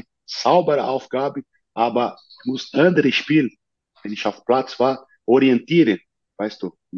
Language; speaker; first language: German; non-native, learner; Portuguese